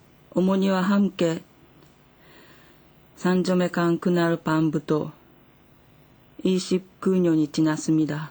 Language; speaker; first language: Korean; non-native, fluent; Japanese